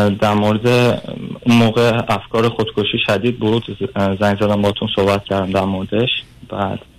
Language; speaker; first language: Persian; native; Persian